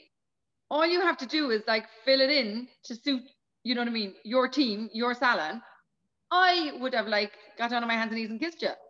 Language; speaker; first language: English; native; English